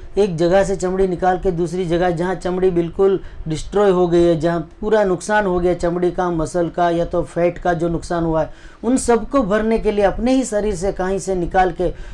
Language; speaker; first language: Hindi; non-native, local second language; Gujarati